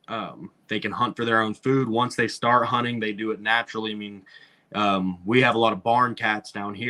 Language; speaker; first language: English; native; English